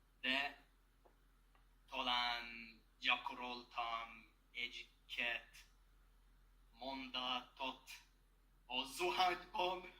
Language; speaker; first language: Hungarian; non-native, learner; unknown